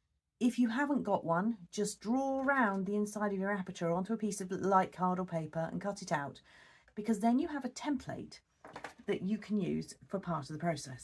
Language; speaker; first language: English; native; English